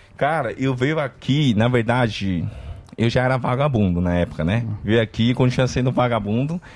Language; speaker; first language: Portuguese; non-native, fluent; Chinese